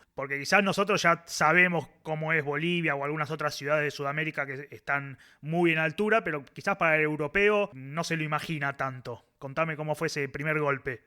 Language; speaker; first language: Spanish; native; Spanish